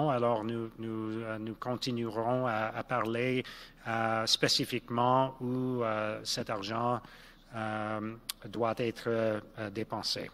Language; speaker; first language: French; non-native, local second language; English